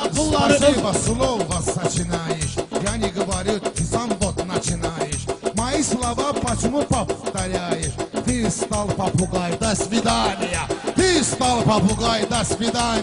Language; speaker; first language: Russian; non-native, learner; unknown